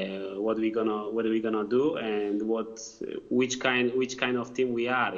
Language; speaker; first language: English; non-native, fluent; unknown